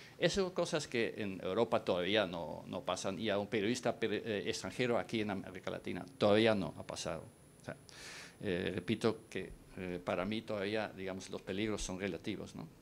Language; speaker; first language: Spanish; non-native, fluent; Dutch